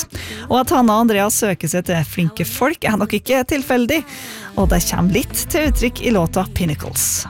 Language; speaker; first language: Norwegian; native; Norwegian